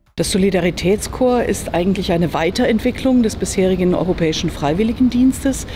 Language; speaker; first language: German; native; German